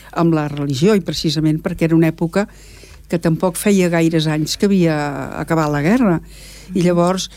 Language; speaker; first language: Catalan; native; Catalan